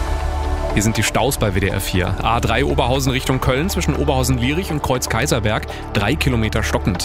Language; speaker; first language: German; native; German